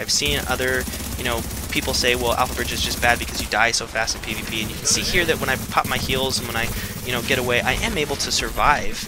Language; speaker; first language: English; native; English